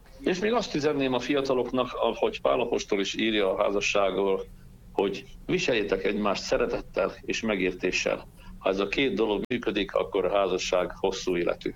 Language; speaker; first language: Hungarian; native; Hungarian